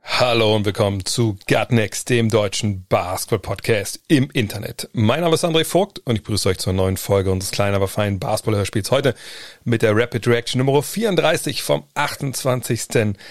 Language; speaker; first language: German; native; German